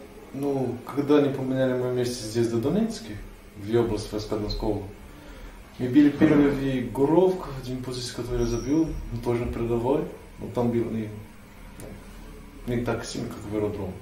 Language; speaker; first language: Russian; non-native, learner; Portuguese